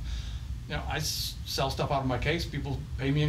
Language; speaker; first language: English; native; English